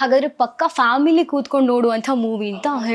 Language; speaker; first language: Kannada; native; Kannada